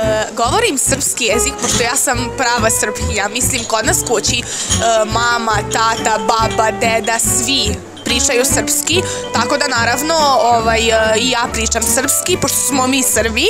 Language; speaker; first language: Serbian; early bilingual, heritage; Serbian